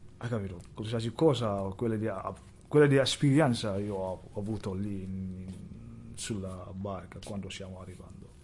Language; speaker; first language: Italian; non-native, learner; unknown